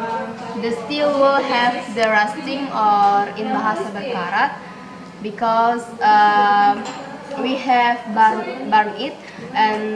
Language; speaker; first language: English; non-native, learner; Indonesian